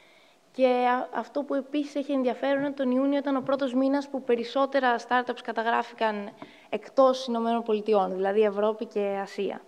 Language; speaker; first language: Greek; native; Greek